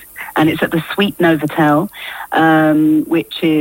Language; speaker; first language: English; native; English